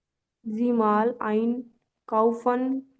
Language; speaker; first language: German; non-native, learner; Hindi